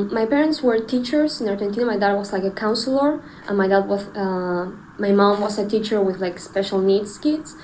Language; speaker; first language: English; non-native, fluent; Spanish